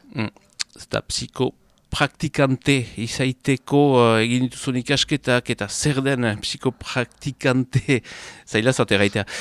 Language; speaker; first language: Basque; native; Basque